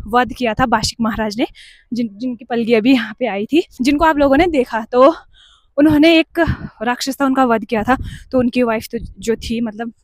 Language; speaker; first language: Hindi; native; Hindi